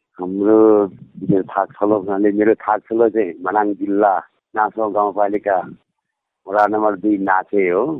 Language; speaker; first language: Nepali; non-native, local second language; Gurung